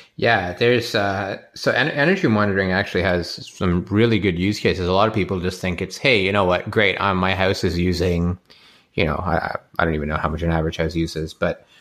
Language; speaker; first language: English; native; English